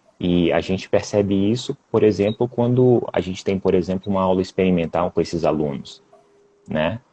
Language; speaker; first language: Portuguese; native; Portuguese